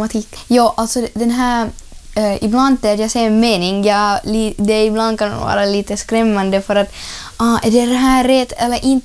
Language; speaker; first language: Swedish; non-native, learner; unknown